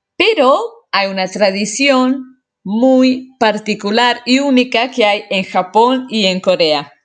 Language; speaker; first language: Spanish; non-native, fluent; Italian